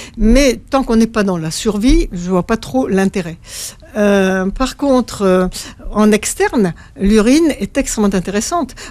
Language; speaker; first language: French; native; French